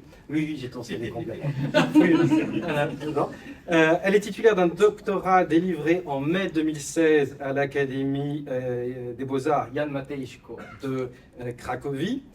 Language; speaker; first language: French; native; French